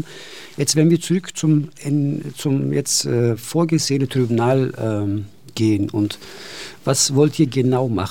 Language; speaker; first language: German; non-native, fluent; Turkish